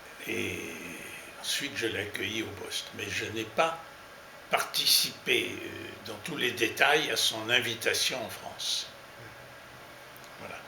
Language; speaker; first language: French; native; French